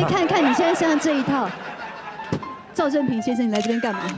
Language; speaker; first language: Chinese; native; Chinese